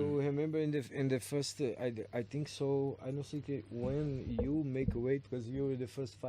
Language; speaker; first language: English; non-native, learner; Portuguese